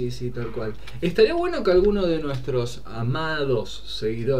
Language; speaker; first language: Spanish; native; Spanish